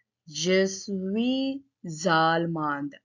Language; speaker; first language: French; non-native, learner; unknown